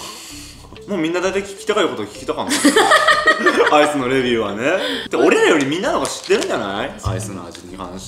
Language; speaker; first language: Japanese; native; Japanese